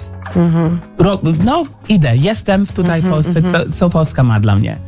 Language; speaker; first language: Polish; non-native, fluent; English